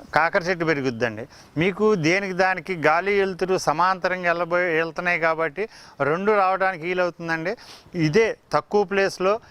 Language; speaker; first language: Telugu; native; Telugu